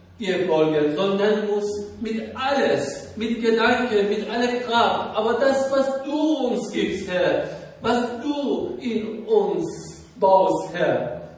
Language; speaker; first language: German; non-native, learner; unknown